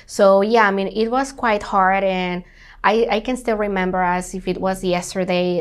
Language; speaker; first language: English; non-native, fluent; Spanish